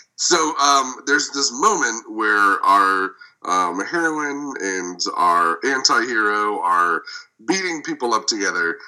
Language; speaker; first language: English; native; English